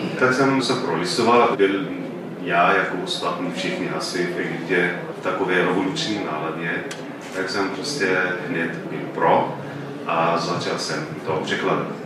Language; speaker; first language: Czech; non-native, fluent; Arabic